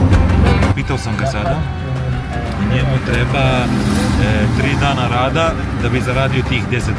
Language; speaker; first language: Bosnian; early bilingual, heritage; Bosnian